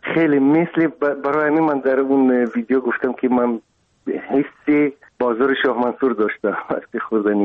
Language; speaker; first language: Persian; non-native, local second language; Russian